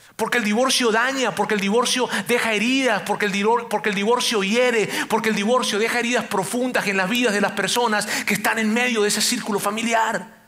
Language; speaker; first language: Spanish; native; Spanish